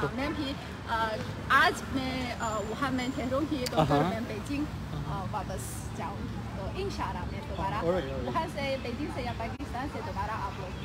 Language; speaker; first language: Hindi; non-native, learner; Chinese